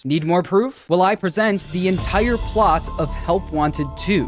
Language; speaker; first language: English; native; English